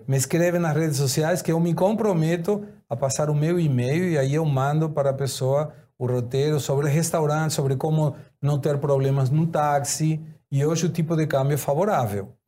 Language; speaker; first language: Portuguese; non-native, fluent; Spanish